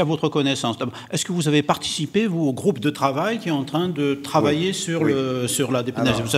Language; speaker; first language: French; non-native, local second language; Arabic